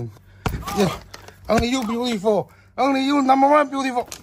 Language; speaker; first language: English; non-native, learner; Chinese